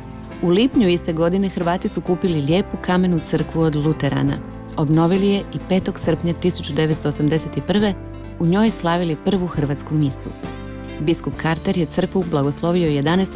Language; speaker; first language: Croatian; native; Croatian